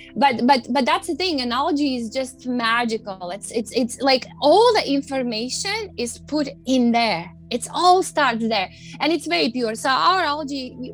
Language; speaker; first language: English; non-native, fluent; Latvian